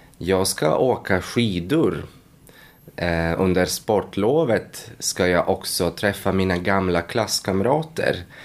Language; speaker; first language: Swedish; native; Swedish